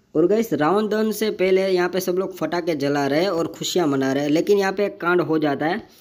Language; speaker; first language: Hindi; non-native, local second language; Gujarati